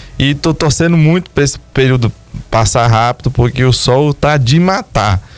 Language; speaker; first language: Portuguese; native; Portuguese